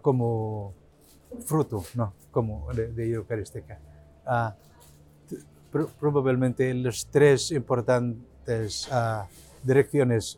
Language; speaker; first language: Spanish; non-native, learner; Cebuano